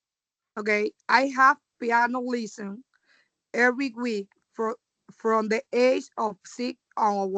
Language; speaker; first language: English; non-native, learner; Spanish